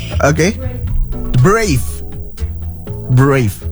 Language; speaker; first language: English; non-native, learner; Indonesian